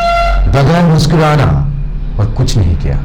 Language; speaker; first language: Hindi; non-native, local second language; Bangla